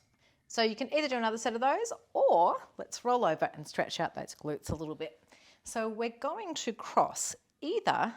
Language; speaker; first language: English; native; English